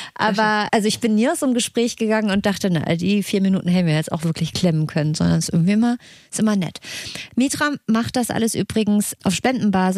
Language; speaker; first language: German; native; German